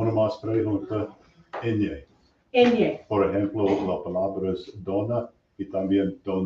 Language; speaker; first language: Spanish; non-native, learner; English